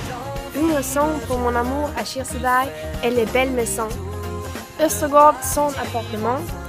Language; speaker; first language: French; non-native, learner; Swedish